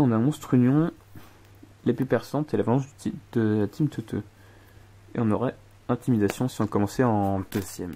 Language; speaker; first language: French; native; French